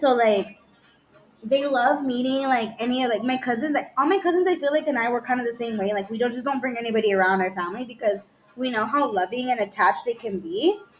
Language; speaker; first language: English; early bilingual, other home language; Spanish